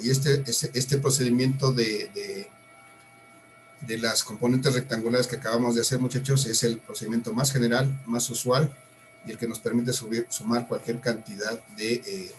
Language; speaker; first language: Spanish; native; Spanish